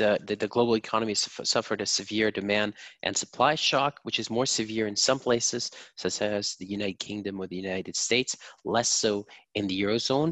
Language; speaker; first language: English; non-native, fluent; German